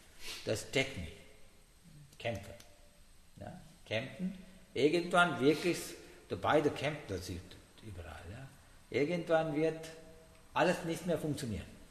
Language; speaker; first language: German; non-native, learner; Sinhala